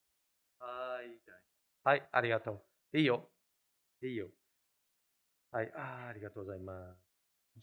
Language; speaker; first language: Japanese; non-native, fluent; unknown